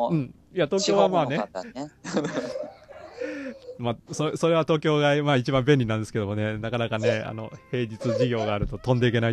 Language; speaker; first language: Japanese; native; Japanese